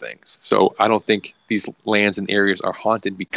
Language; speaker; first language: English; native; English